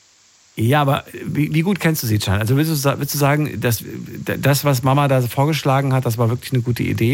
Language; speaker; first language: German; native; German